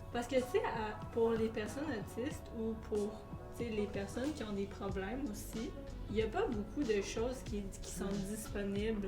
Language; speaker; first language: French; native; French